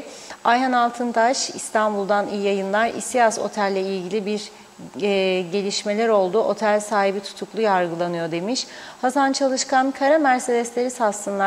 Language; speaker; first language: Turkish; native; Turkish